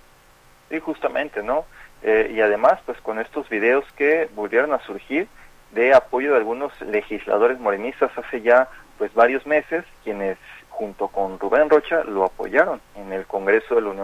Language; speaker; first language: Spanish; native; Spanish